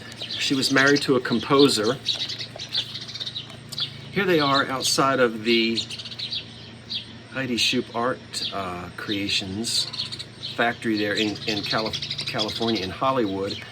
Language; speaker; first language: English; native; English